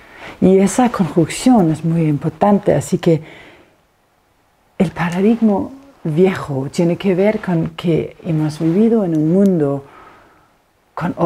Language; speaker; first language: Spanish; non-native, fluent; Danish